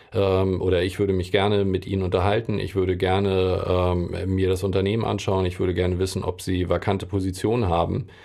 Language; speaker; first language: German; native; German